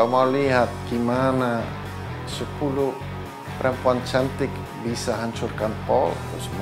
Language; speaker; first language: Indonesian; non-native, learner; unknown